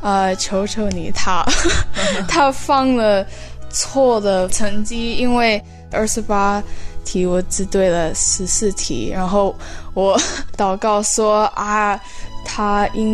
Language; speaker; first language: Chinese; early bilingual, heritage; Chinese